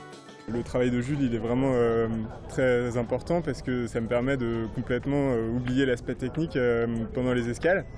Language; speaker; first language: French; native; French